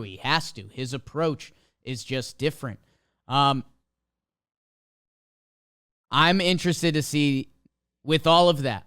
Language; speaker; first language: English; native; English